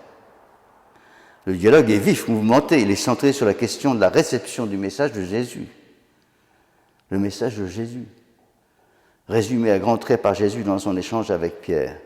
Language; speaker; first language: French; native; French